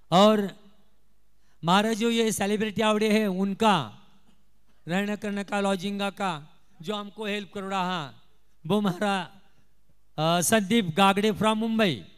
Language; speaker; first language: Hindi; non-native, local second language; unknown